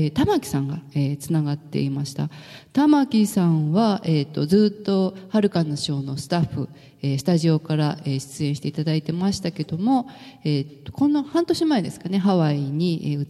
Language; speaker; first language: Japanese; native; Japanese